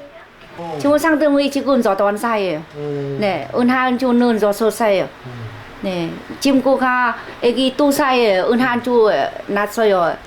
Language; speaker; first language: Korean; non-native, learner; Vietnamese